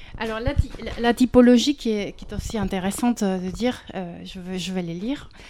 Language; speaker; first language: French; non-native, fluent; Spanish